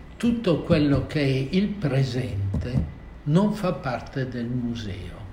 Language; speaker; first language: Italian; native; Italian